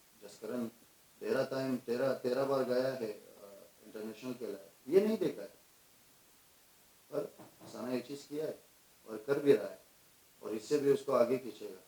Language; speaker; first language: Hindi; non-native, fluent; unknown